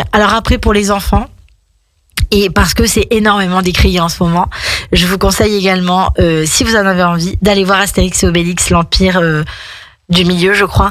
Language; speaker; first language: French; native; French